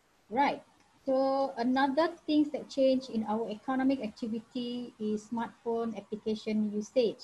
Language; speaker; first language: English; non-native, local second language; Malay